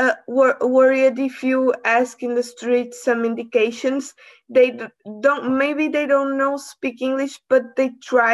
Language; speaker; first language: English; non-native, learner; Portuguese